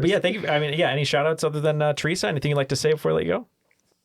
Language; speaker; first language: English; native; English